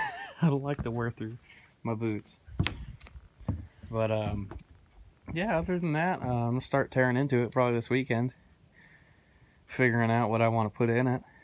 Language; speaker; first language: English; native; English